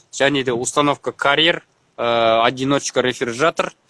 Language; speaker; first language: Russian; non-native, local second language; Kazakh